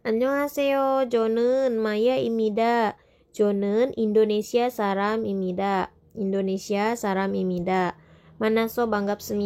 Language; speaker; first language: Korean; non-native, fluent; Indonesian